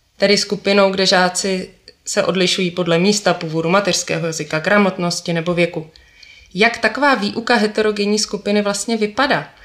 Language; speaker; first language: Czech; native; Czech